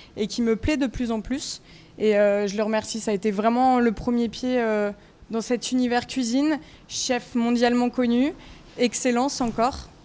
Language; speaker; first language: French; native; French